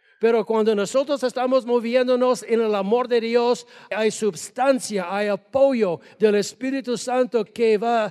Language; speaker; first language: Spanish; non-native, fluent; English